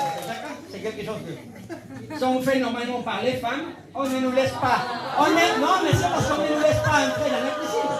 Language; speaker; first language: French; non-native, fluent; Spanish